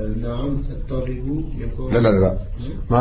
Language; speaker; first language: Arabic; non-native, learner; French